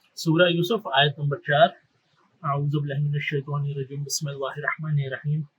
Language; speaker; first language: Urdu; native; Urdu